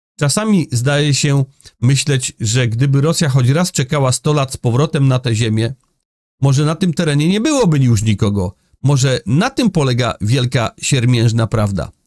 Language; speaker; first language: Polish; native; Polish